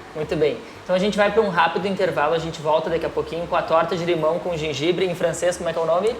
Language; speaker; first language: Portuguese; native; Portuguese